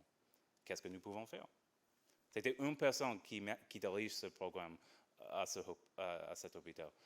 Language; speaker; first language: French; non-native, fluent; English